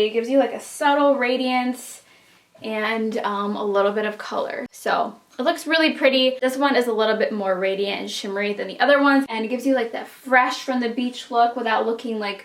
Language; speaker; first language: English; native; English